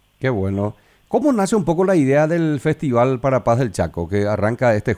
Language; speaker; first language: Spanish; native; Spanish